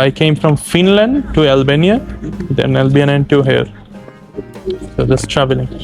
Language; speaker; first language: English; non-native, learner; Bangla